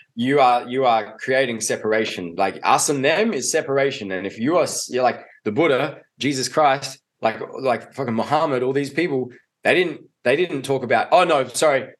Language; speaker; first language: English; native; English